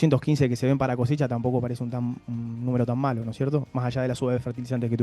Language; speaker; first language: Spanish; native; Spanish